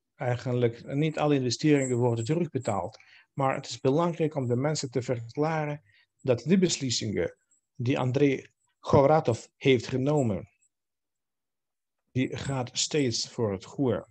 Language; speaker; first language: Dutch; non-native, fluent; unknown